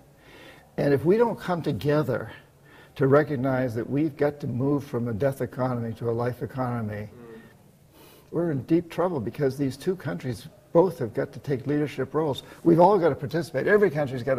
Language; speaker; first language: English; native; English